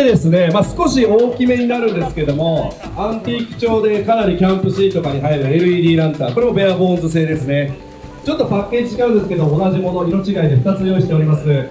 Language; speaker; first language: Japanese; native; Japanese